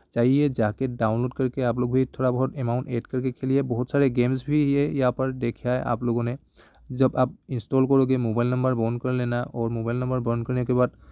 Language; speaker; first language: Hindi; non-native, local second language; Bangla